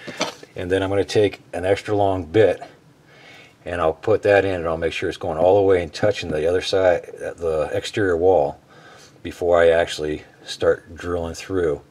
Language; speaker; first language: English; native; English